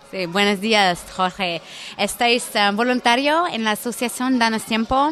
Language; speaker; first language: Spanish; non-native, learner; French